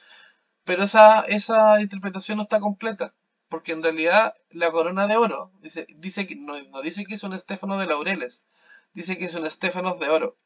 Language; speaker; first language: Spanish; native; Spanish